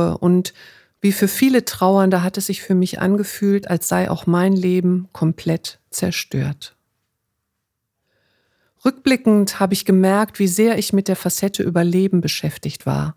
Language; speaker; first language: German; native; German